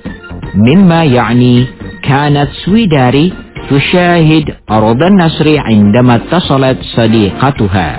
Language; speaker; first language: Arabic; non-native, fluent; Indonesian